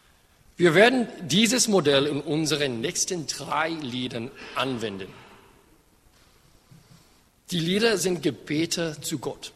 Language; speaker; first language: German; non-native, fluent; English